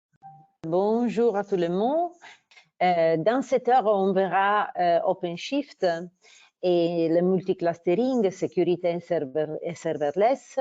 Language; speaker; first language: French; non-native, fluent; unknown